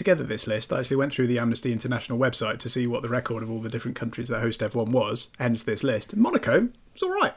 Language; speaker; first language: English; native; English